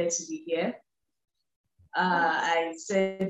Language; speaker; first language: English; non-native, local second language; Igbo